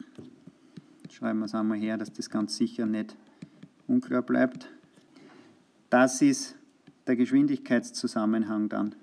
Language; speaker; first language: German; native; German